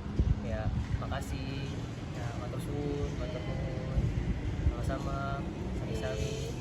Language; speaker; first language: Indonesian; non-native, learner; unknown